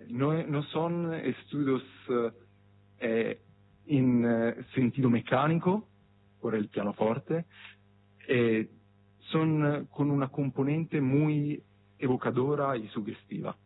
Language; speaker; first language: Spanish; non-native, fluent; Italian